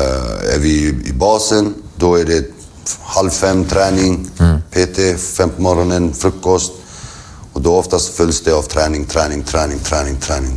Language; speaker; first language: Swedish; early bilingual, other home language; Kurdish